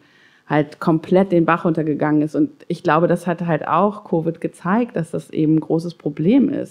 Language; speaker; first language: German; native; German